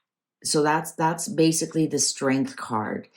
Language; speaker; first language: English; native; English